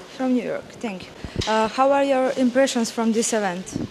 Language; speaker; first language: English; non-native, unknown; Macedonian